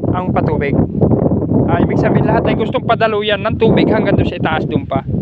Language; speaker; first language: Filipino; native; Filipino